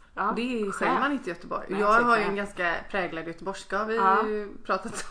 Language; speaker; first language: Swedish; native; Swedish